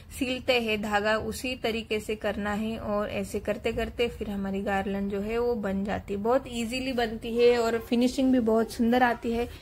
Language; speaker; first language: Hindi; non-native, local second language; Marathi